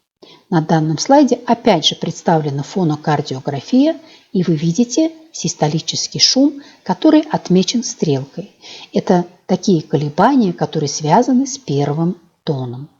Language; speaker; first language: Russian; native; Russian